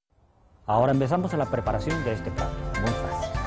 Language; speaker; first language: Spanish; non-native, fluent; Chinese